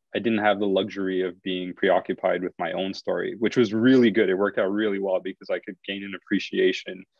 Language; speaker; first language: English; native; English